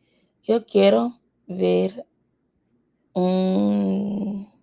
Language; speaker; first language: Spanish; non-native, learner; English